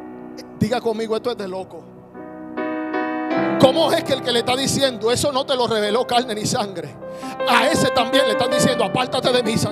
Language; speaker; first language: Spanish; native; Spanish